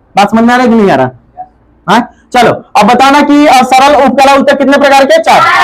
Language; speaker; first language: Hindi; native; Hindi